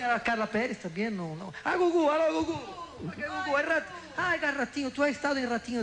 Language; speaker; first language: Spanish; non-native, learner; Portuguese